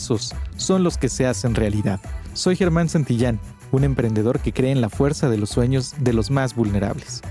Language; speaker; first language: Spanish; native; Spanish